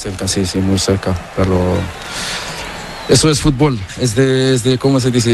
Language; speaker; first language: Spanish; non-native, learner; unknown